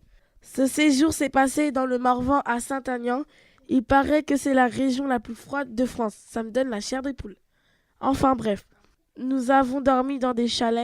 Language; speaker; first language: French; native; French